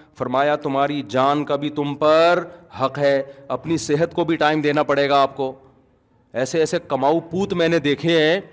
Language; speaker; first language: Urdu; native; Urdu